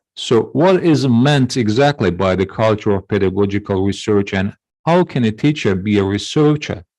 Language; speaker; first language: English; non-native, fluent; Azerbaijani